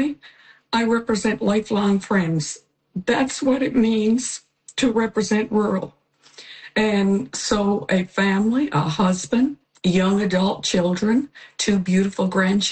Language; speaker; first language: English; native; English